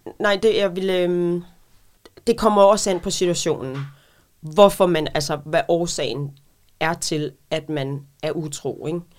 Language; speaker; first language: Danish; native; Danish